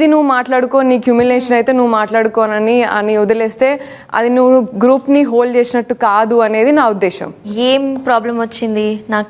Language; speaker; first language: Telugu; native; Telugu